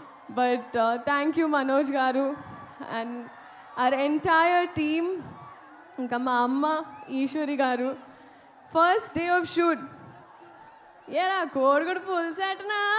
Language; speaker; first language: Telugu; non-native, fluent; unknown